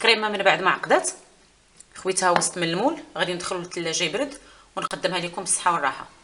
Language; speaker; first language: Arabic; native; Arabic